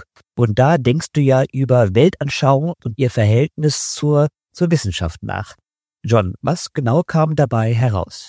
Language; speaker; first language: German; native; German